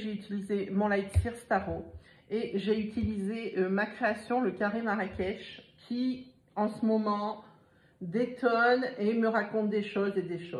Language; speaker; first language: French; native; French